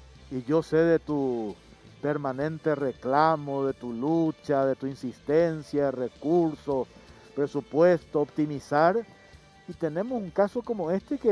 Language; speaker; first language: Spanish; native; Spanish